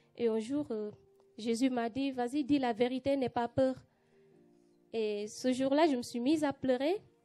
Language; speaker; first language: French; non-native, local second language; Wolof